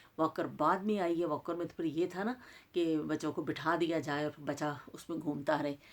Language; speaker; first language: Urdu; non-native, local second language; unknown